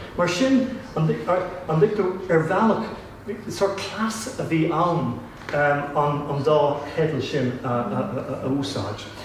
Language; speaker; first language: Irish; non-native, local second language; English